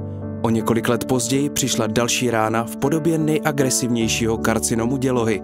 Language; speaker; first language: Czech; native; Czech